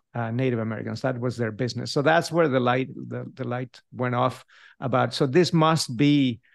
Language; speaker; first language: English; non-native, fluent; Spanish